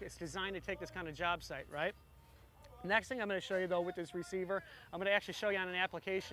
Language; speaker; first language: English; native; English